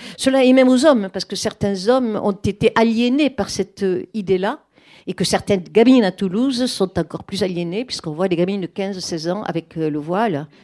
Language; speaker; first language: French; native; French